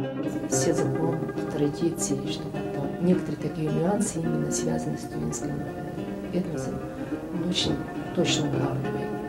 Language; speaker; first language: Russian; non-native, local second language; Tuvinian